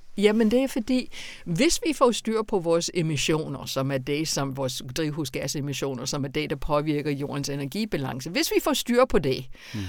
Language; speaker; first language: Danish; non-native, fluent; English